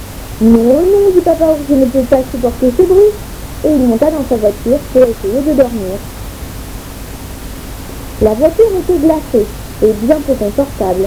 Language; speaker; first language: French; native; French